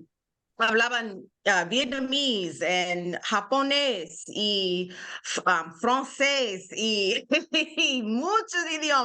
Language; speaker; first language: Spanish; non-native, learner; English